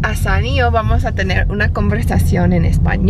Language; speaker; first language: Spanish; non-native, learner; English